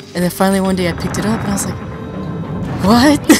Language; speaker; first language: English; native; English